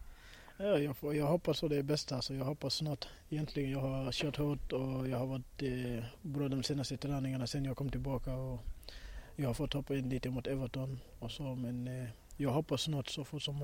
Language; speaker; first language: Swedish; early bilingual, other home language; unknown